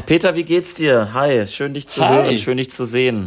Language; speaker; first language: German; native; German